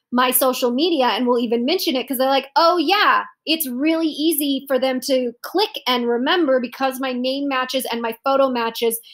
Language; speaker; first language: English; native; English